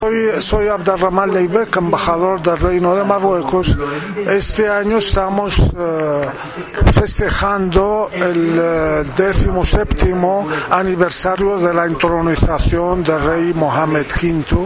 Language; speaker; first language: Spanish; non-native, fluent; Arabic